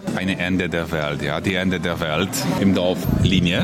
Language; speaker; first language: German; non-native, learner; Polish